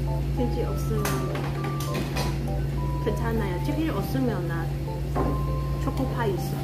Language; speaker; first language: Korean; non-native, learner; Cantonese